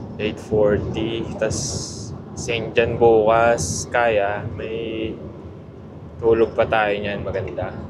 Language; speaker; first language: Filipino; native; Filipino